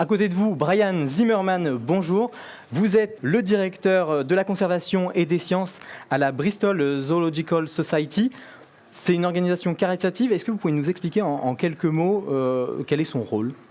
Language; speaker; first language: French; native; French